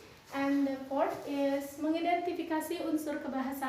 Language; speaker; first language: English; non-native, fluent; Indonesian